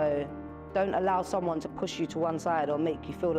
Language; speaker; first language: English; native; English